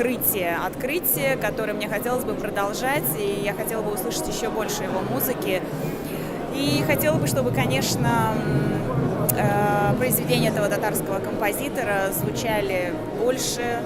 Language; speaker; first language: Russian; native; Russian